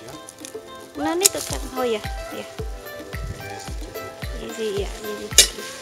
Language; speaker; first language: English; non-native, learner; Indonesian